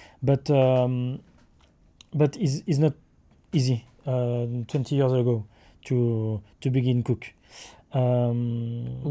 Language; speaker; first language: English; non-native, learner; French